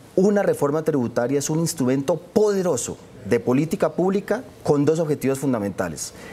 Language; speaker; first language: Spanish; native; Spanish